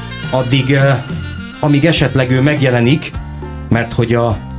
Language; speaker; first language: Hungarian; native; Hungarian